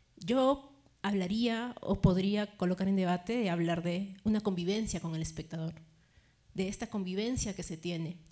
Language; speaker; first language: Spanish; native; Spanish